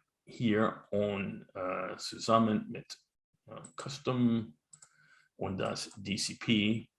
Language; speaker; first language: German; non-native, learner; English